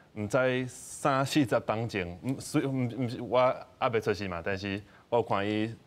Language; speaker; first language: Min Nan Chinese; non-native, fluent; English